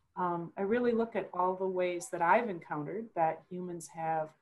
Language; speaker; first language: English; native; English